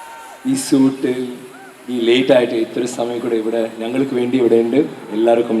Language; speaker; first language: Malayalam; non-native, learner; Tamil